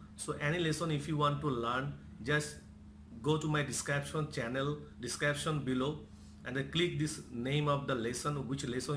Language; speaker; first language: English; non-native, local second language; Bangla